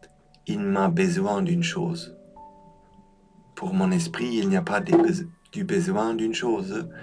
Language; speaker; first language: French; non-native, fluent; German